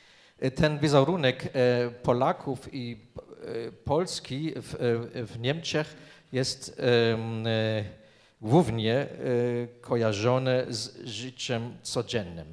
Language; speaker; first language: Polish; non-native, fluent; German